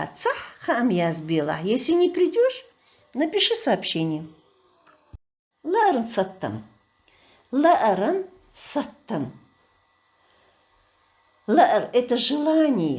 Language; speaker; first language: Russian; non-native, local second language; Chechen